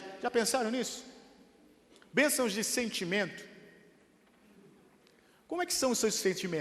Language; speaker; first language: Portuguese; native; Portuguese